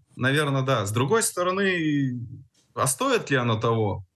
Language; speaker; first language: Russian; native; Russian